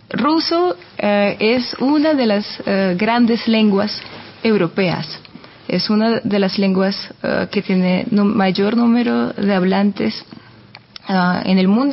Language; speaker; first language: Spanish; non-native, fluent; Russian